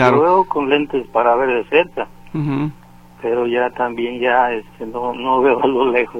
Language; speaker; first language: Spanish; native; Spanish